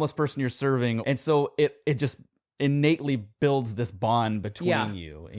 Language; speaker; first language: English; native; English